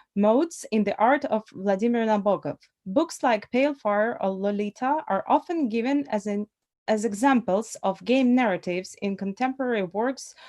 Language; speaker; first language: English; non-native, fluent; Russian